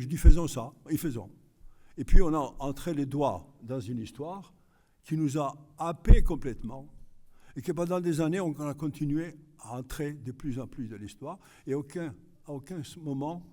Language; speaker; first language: French; non-native, fluent; Greek